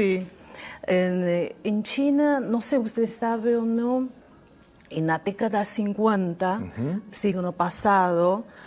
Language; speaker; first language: Spanish; non-native, learner; Chinese